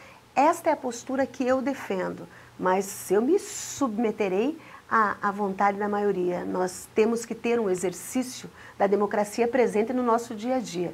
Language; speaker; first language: Portuguese; native; Portuguese